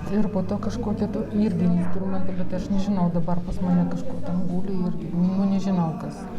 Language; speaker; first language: Lithuanian; non-native, local second language; Polish